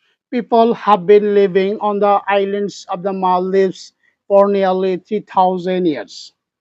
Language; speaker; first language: English; non-native, local second language; Bangla